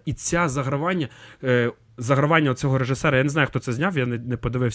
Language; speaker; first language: Ukrainian; native; Ukrainian